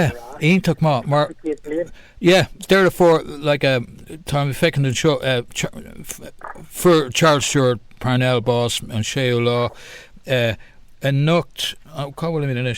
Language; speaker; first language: Irish; non-native, local second language; English